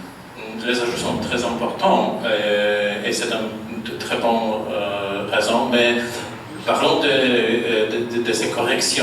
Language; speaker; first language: French; non-native, fluent; Polish